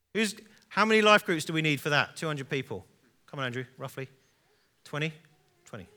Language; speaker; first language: English; native; English